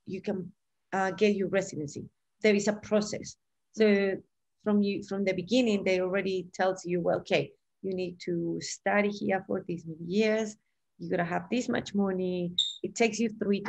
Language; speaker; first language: English; non-native, fluent; Spanish